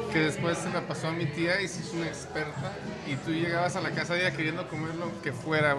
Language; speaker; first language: Spanish; native; Spanish